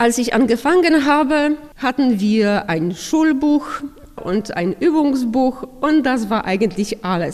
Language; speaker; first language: German; non-native, fluent; Polish